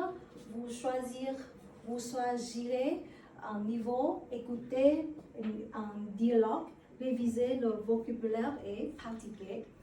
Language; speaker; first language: French; non-native, learner; Vietnamese